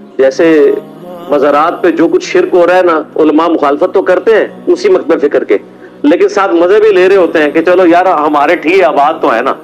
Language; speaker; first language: Urdu; non-native, local second language; Punjabi